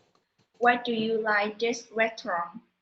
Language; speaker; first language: English; non-native, learner; Vietnamese